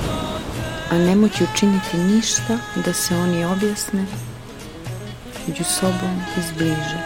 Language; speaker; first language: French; non-native, fluent; Serbian